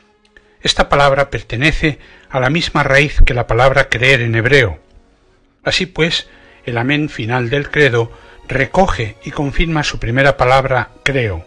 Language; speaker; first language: Spanish; native; Spanish